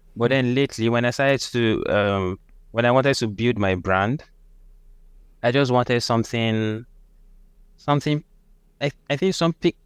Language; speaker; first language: English; non-native, local second language; Yoruba